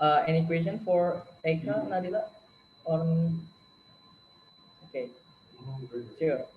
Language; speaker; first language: English; non-native, learner; Indonesian